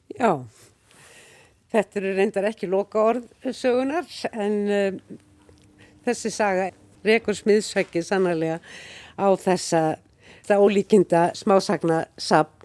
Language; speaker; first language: Icelandic; native; Icelandic